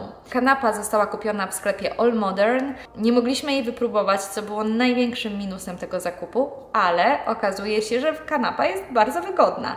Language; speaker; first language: Polish; native; Polish